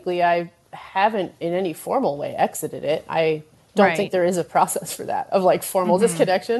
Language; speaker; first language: English; native; English